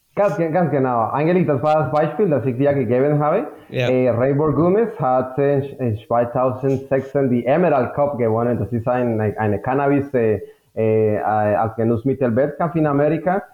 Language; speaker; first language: German; non-native, fluent; Spanish